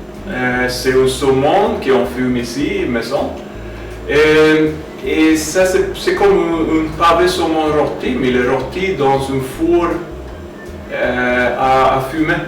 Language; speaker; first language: French; non-native, fluent; Swedish